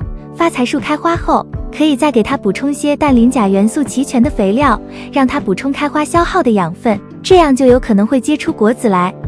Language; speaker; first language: Chinese; native; Chinese